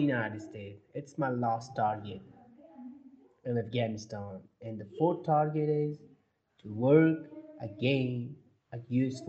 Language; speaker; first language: English; non-native, learner; Persian